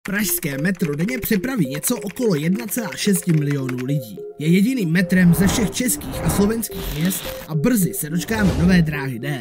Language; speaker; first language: Czech; native; Czech